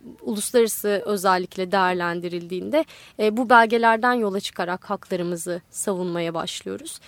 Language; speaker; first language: Turkish; native; Turkish